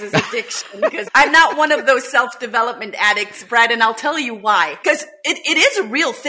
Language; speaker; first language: English; non-native, fluent; German